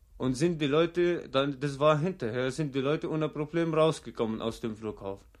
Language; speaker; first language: German; non-native, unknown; Arabic